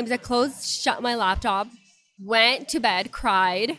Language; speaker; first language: English; non-native, fluent; Russian